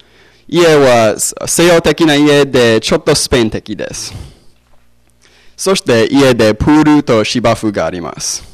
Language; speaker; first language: Japanese; non-native, learner; English